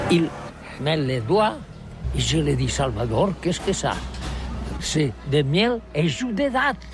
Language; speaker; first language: French; non-native, learner; Catalan